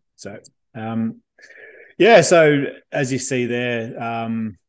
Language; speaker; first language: English; native; English